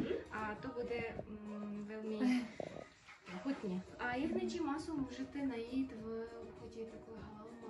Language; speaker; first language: Czech; non-native, learner; Kara-Kalpak